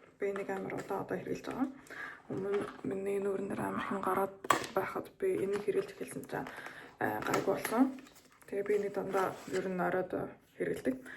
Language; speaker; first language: Mongolian; early bilingual, heritage; Mongolian